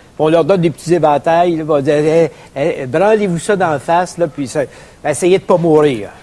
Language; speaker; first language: French; native; French